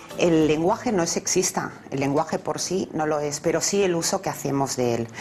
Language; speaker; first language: Spanish; native; Spanish